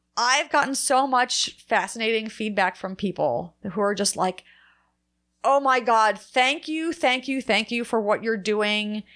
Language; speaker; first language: English; native; English